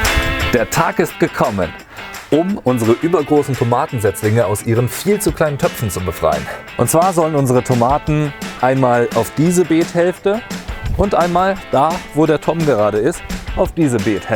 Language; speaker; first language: German; native; German